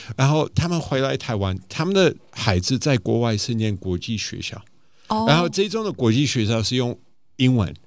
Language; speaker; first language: Chinese; non-native, fluent; German